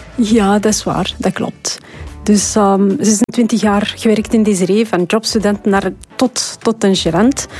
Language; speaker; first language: Dutch; non-native, fluent; Arabic